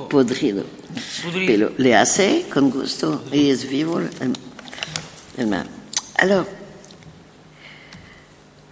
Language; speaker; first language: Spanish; non-native, learner; French